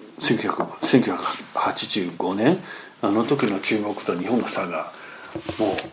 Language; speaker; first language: Japanese; non-native, fluent; Chinese